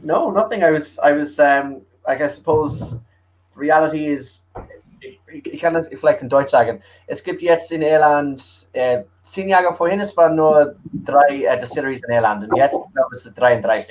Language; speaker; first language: German; early bilingual, heritage; English